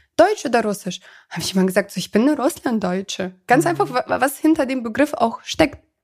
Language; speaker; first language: German; early bilingual, other home language; Russian